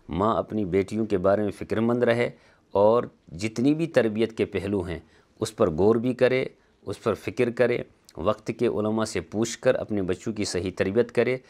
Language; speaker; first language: Urdu; native; Urdu